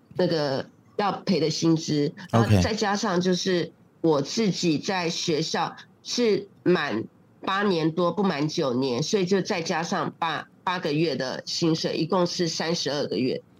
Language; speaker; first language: Chinese; native; Chinese